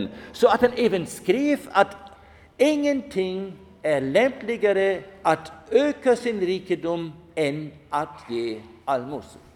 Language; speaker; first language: Swedish; non-native, fluent; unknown